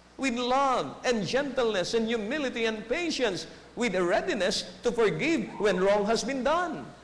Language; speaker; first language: English; non-native, local second language; Filipino